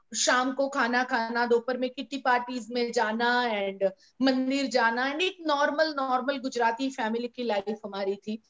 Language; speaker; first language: Hindi; non-native, local second language; Gujarati